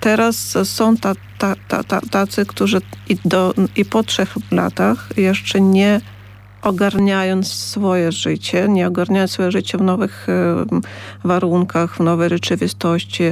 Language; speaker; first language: Polish; non-native, fluent; Ukrainian